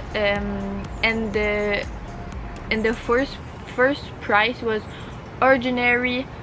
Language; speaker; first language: English; non-native, learner; French